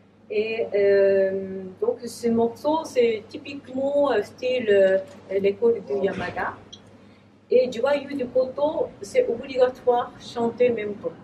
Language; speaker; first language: French; non-native, learner; Japanese